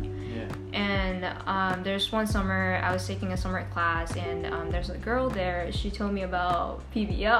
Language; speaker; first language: English; non-native, local second language; Cantonese